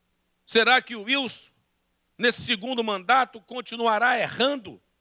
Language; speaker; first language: Portuguese; native; Portuguese